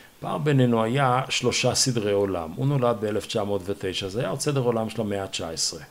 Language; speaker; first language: Hebrew; native; Hebrew